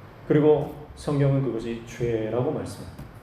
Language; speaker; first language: Korean; native; Korean